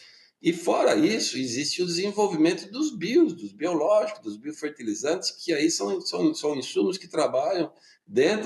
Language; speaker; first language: Portuguese; native; Portuguese